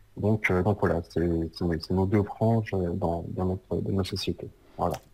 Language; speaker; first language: French; native; French